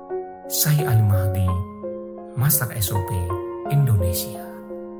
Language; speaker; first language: Indonesian; native; Indonesian